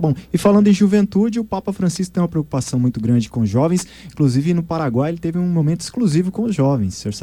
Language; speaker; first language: Portuguese; native; Portuguese